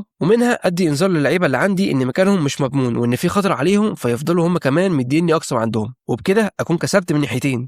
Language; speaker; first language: Arabic; native; Arabic